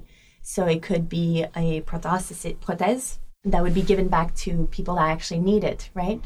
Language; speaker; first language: English; native; English